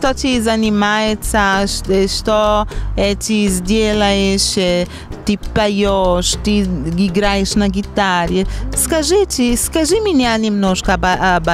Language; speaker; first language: Russian; non-native, learner; Portuguese